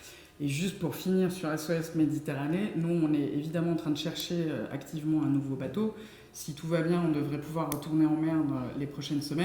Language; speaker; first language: French; native; French